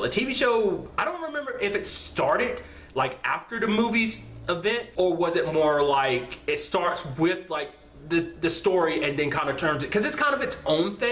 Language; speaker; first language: English; native; English